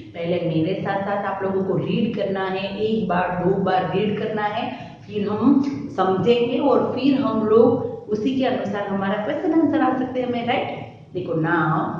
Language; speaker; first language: Hindi; non-native, local second language; Gujarati